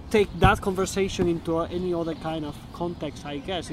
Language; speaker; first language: English; non-native, fluent; Spanish